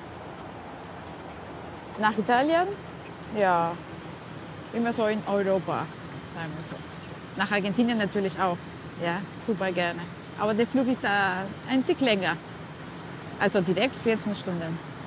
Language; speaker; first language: German; non-native, fluent; Spanish